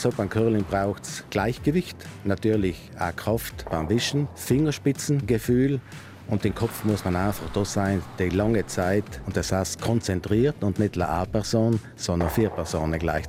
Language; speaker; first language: German; native; German